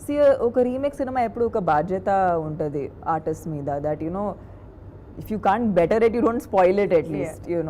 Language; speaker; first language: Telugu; non-native, fluent; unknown